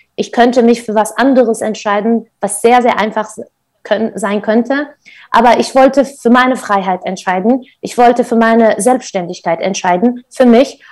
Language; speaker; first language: German; non-native, fluent; Kurdish